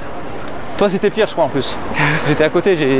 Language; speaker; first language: French; native; French